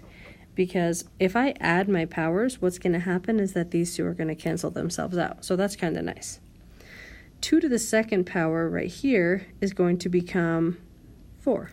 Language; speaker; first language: English; native; English